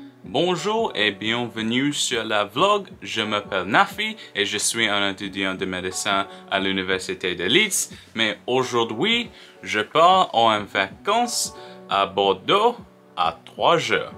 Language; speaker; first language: French; non-native, learner; English